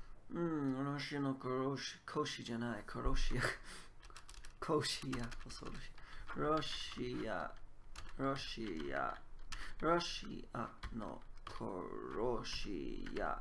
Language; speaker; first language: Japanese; non-native, learner; English